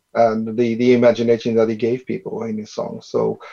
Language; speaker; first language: English; non-native, fluent; Dutch